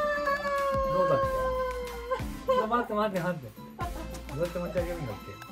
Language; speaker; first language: Japanese; native; Japanese